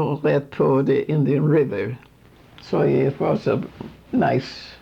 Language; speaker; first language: English; non-native, fluent; Swedish